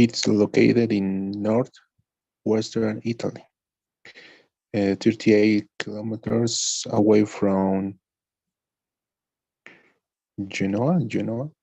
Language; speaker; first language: English; non-native, learner; Spanish